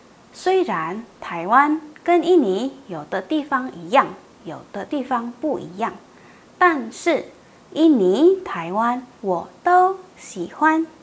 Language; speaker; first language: Chinese; non-native, fluent; Indonesian